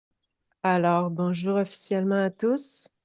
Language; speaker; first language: French; native; French